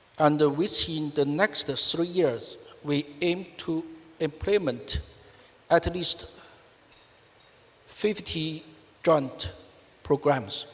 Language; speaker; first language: English; non-native, fluent; Chinese